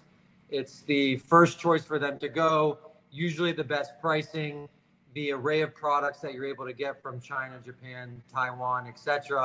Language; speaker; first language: English; native; English